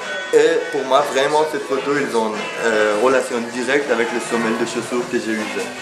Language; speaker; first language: French; non-native, fluent; Persian